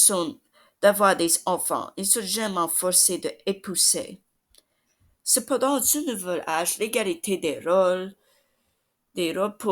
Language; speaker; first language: French; non-native, learner; English